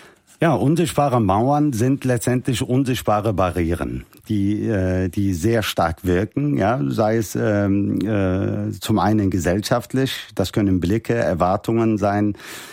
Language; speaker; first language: German; early bilingual, other home language; Turkish